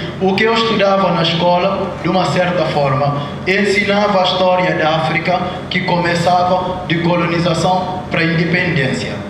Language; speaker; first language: Portuguese; non-native, local second language; Upper Guinea Crioulo